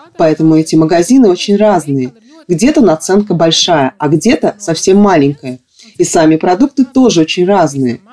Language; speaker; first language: Russian; non-native, local second language; Latvian